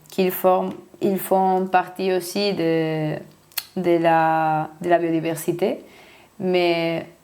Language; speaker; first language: French; non-native, learner; Spanish